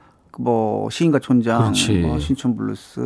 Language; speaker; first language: Korean; native; Korean